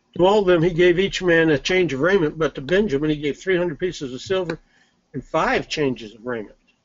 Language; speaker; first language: English; native; English